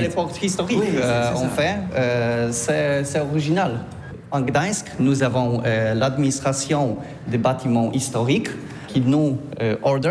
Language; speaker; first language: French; non-native, learner; Polish